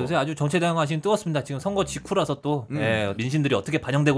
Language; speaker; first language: Korean; native; Korean